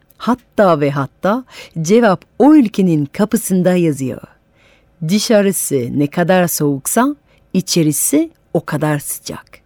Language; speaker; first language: Turkish; non-native, fluent; French